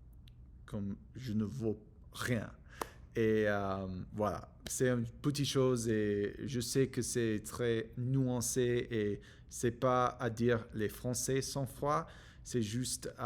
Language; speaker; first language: French; non-native, learner; English